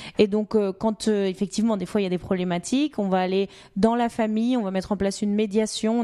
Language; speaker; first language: French; native; French